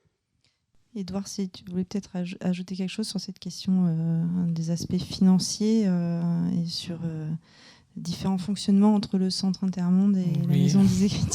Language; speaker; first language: French; native; French